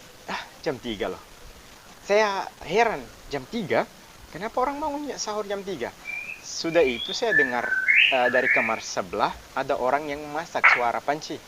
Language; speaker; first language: Indonesian; non-native, fluent; Arabic